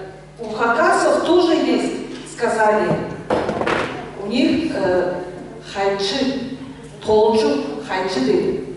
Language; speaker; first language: Russian; non-native, local second language; Tuvinian